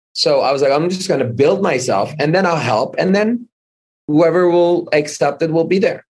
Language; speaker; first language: English; non-native, fluent; Armenian